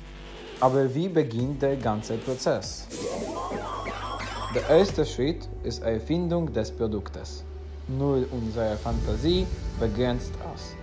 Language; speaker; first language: German; non-native, learner; Polish